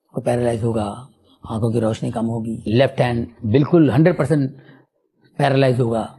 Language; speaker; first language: Hindi; non-native, local second language; Telugu